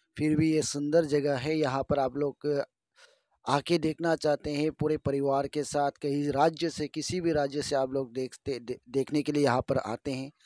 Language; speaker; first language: Hindi; non-native, local second language; Adi